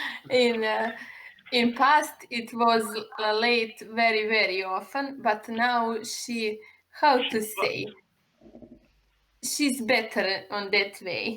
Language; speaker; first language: English; non-native, learner; Serbian